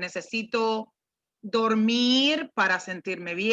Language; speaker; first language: Spanish; non-native, fluent; English